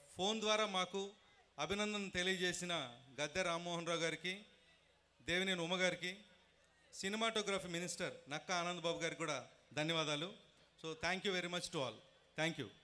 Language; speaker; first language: Telugu; native; Telugu